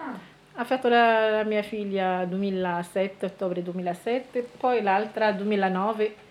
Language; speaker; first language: Italian; non-native, learner; Arabic